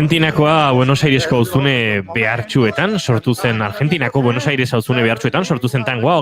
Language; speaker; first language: Basque; native; Basque